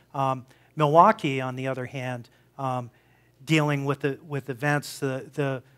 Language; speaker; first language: English; native; English